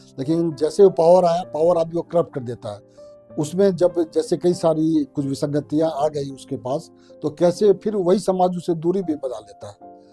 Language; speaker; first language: Hindi; non-native, local second language; Maithili